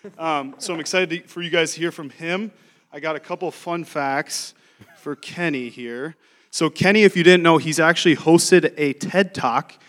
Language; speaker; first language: English; native; English